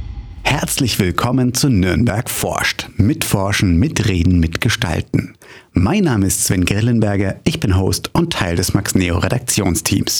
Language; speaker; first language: German; native; German